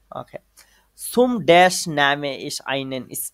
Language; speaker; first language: German; non-native, fluent; Bangla